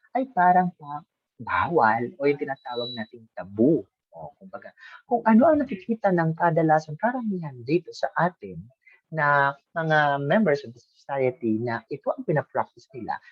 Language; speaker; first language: Filipino; non-native, local second language; Bikol